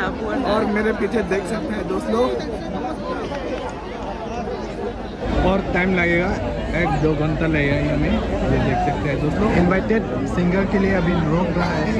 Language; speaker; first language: Hindi; non-native, local second language; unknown